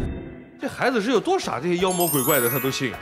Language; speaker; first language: Chinese; native; Chinese